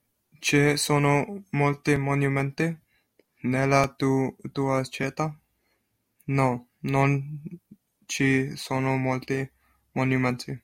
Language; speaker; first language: Italian; non-native, learner; English